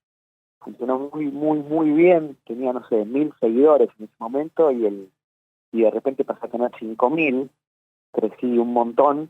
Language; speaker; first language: Spanish; native; Spanish